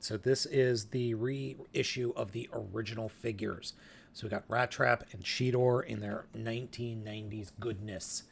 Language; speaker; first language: English; native; English